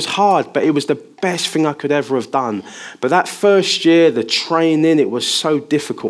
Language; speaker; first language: English; native; English